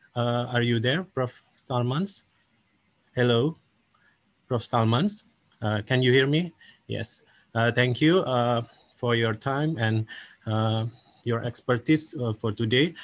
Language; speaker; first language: English; non-native, local second language; Indonesian